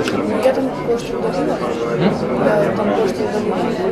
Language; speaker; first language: Russian; native; Russian